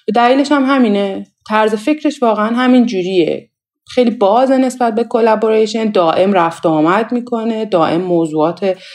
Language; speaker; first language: Persian; native; Persian